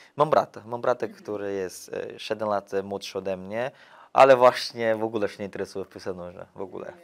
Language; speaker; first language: Polish; non-native, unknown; Portuguese